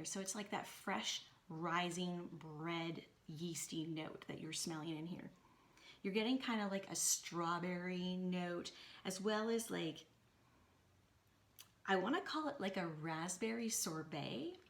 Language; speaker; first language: English; native; English